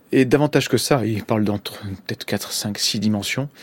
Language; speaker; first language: French; native; French